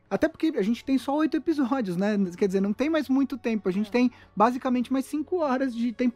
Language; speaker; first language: Portuguese; native; Portuguese